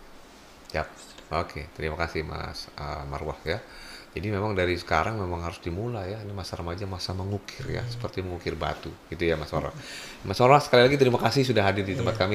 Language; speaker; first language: Indonesian; native; Indonesian